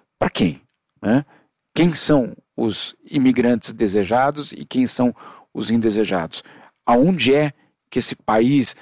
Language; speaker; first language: Portuguese; early bilingual, other home language; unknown